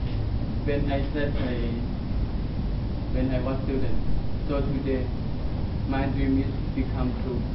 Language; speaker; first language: English; non-native, learner; Thai